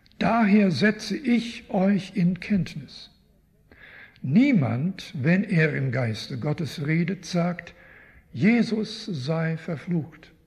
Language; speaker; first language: German; early bilingual, heritage; German